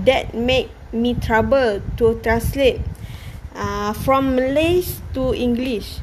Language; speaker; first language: English; non-native, learner; Malay